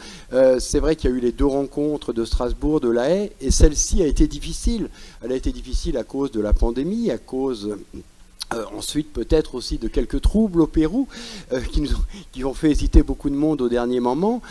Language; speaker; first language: French; native; French